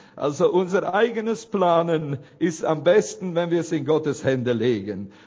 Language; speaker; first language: German; non-native, fluent; Romanian